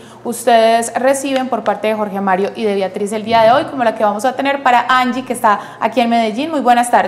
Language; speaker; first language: Spanish; native; Spanish